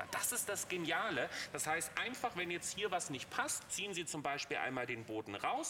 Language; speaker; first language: German; native; German